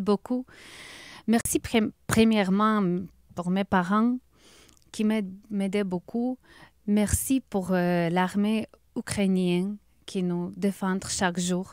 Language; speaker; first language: French; non-native, learner; Ukrainian